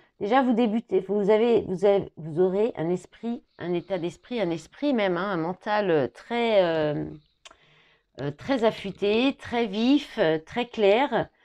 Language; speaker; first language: French; native; French